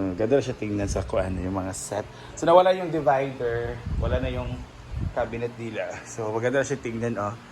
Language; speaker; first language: Filipino; non-native, local second language; Cebuano